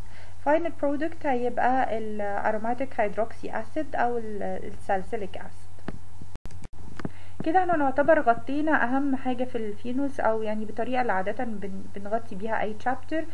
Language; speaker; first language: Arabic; native; Arabic